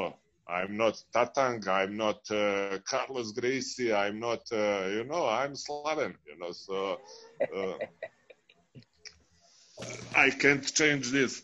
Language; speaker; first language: English; non-native, fluent; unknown